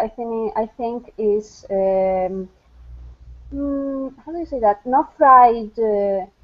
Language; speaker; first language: English; non-native, fluent; Spanish